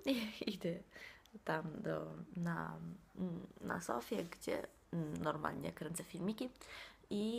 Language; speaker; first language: Polish; non-native, fluent; Italian